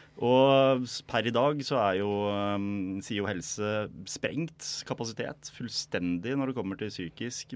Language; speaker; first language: Norwegian; native; Norwegian